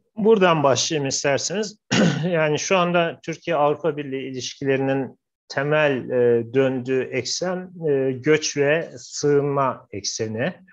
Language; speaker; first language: Turkish; native; Turkish